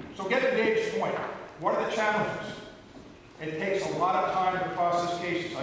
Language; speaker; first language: English; native; English